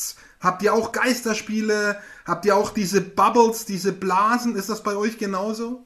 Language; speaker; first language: German; native; German